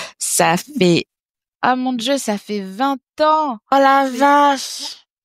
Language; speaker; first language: French; early bilingual, other home language; Haitian Creole